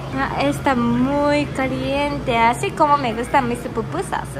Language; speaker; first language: Spanish; non-native, learner; Japanese